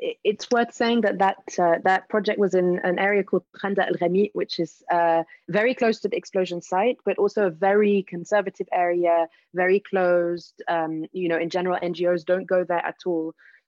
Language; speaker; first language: English; native; English